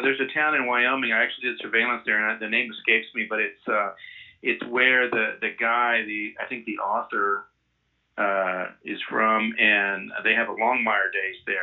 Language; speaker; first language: English; native; English